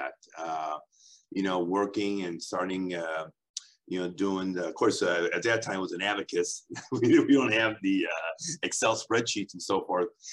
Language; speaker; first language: English; native; English